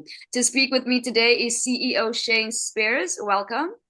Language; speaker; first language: English; native; English